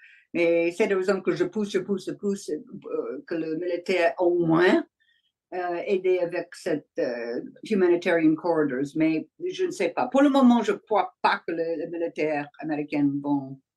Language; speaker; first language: French; non-native, learner; English